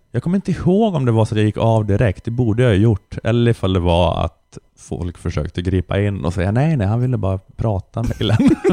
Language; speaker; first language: Swedish; native; Swedish